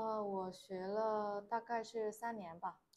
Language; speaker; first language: Chinese; non-native, learner; Vietnamese